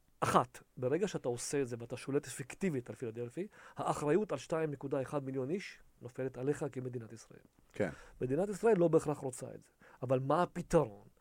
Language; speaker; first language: Hebrew; early bilingual, other home language; Russian